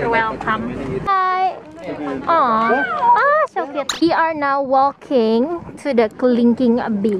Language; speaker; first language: English; non-native, local second language; Indonesian